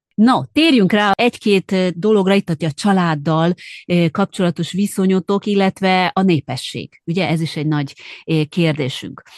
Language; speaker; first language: Hungarian; native; Hungarian